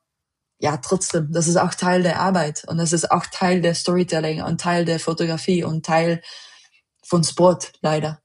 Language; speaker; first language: German; non-native, fluent; Dutch